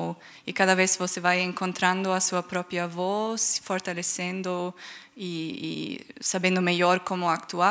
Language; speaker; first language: Portuguese; non-native, fluent; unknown